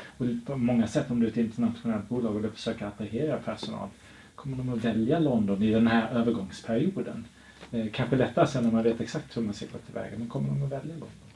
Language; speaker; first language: Swedish; native; Swedish